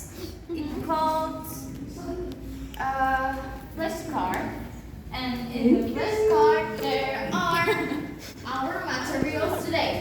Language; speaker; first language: English; non-native, learner; Indonesian